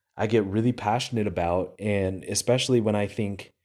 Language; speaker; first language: English; native; English